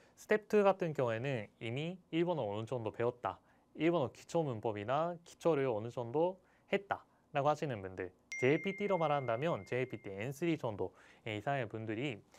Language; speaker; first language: Korean; non-native, fluent; Japanese